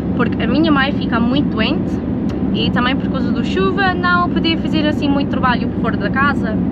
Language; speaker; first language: Portuguese; non-native, learner; English